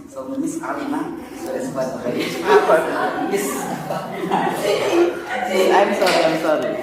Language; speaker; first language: English; non-native, learner; Indonesian